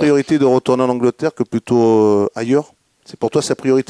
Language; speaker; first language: French; native; French